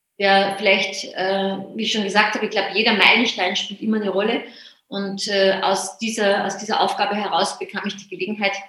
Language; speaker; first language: German; native; German